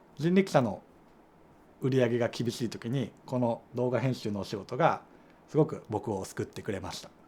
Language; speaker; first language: Japanese; native; Japanese